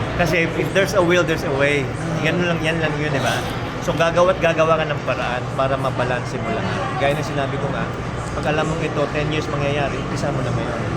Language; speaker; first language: Filipino; native; Filipino